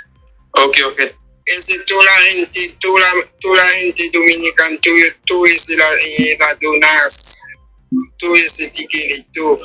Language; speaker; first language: Spanish; non-native, learner; Haitian Creole